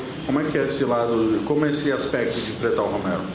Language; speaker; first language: Portuguese; native; Portuguese